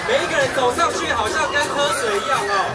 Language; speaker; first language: Chinese; native; Chinese